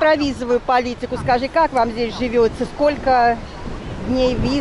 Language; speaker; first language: Russian; native; Russian